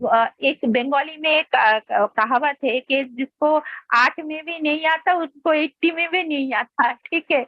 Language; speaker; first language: Hindi; non-native, local second language; Bangla